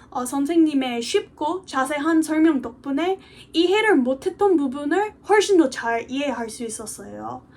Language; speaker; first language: Korean; non-native, fluent; English